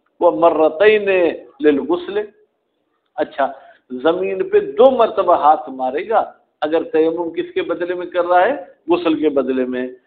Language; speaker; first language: Urdu; non-native, local second language; Sindhi